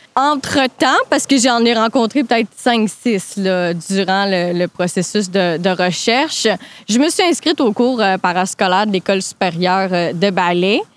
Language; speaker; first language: French; native; French